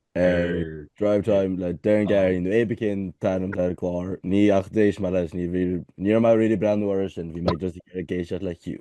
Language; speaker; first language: Irish; native; Irish